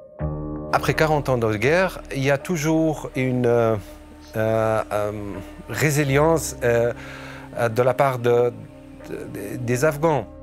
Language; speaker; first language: French; early bilingual, other home language; Persian